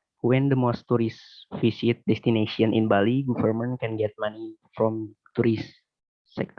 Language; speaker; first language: English; non-native, learner; Indonesian